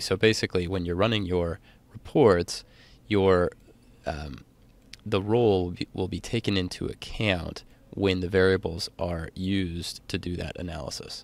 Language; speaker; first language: English; native; English